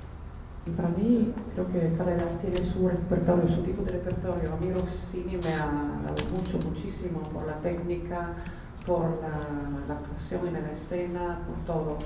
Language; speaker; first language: Spanish; non-native, fluent; Italian